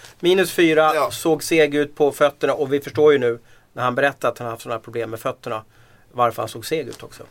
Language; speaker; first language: Swedish; native; Swedish